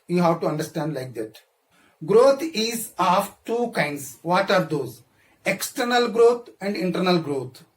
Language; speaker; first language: English; non-native, local second language; Telugu